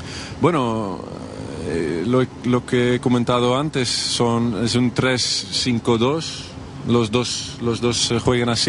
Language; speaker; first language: Spanish; non-native, fluent; Dutch